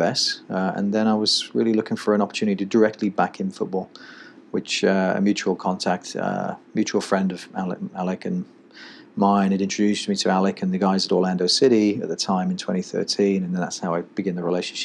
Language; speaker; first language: English; native; English